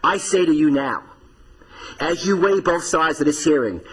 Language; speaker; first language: English; native; English